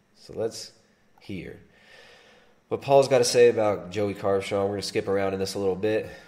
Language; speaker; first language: English; native; English